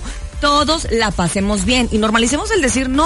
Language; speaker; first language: Spanish; native; Spanish